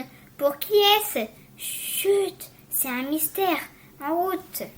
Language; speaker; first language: French; native; French